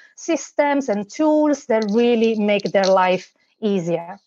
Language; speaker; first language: English; non-native, fluent; Italian